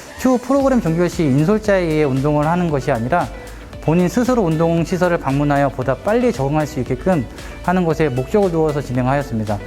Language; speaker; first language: Korean; native; Korean